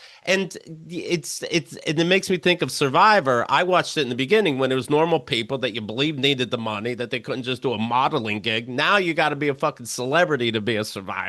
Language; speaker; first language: English; native; English